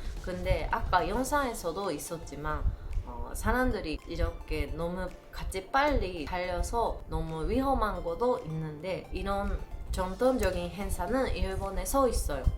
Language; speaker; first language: Korean; non-native, learner; Japanese